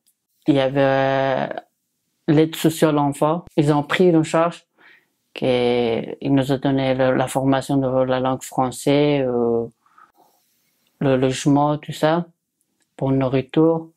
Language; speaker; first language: French; non-native, learner; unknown